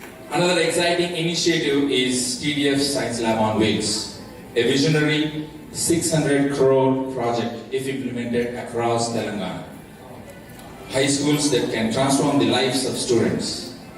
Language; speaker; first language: English; non-native, local second language; Telugu